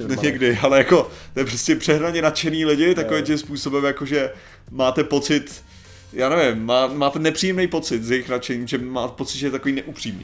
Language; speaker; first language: Czech; native; Czech